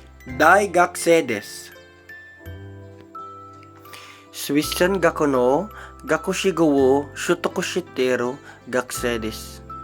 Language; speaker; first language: Japanese; non-native, learner; Hiligaynon